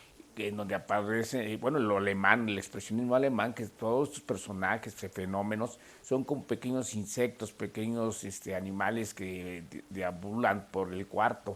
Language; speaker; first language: Spanish; native; Spanish